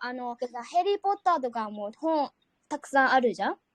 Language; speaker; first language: Japanese; non-native, learner; Burmese